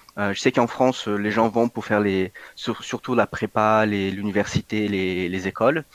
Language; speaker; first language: French; non-native, fluent; Portuguese